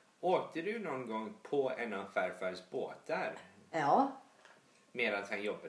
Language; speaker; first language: Swedish; early bilingual, heritage; English